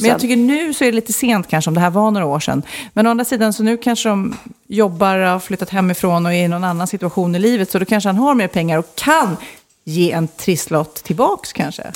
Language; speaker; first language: Swedish; native; Swedish